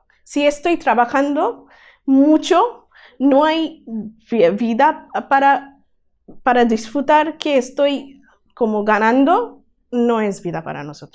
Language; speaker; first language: Spanish; non-native, learner; Bangla